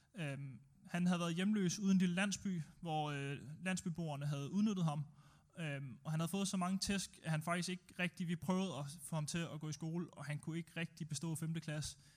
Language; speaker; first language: Danish; native; Danish